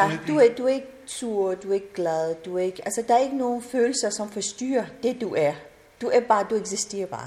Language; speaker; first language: Danish; non-native, fluent; Persian